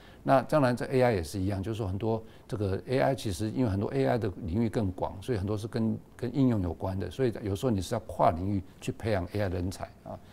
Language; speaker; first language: Chinese; native; Chinese